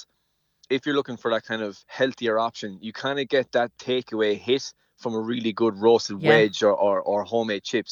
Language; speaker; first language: English; native; English